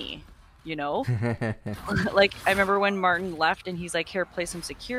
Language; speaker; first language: English; native; English